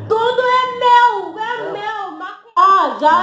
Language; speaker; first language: Portuguese; non-native, learner; Haitian Creole